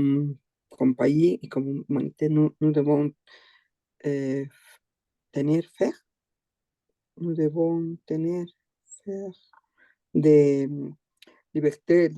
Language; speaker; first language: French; non-native, learner; Spanish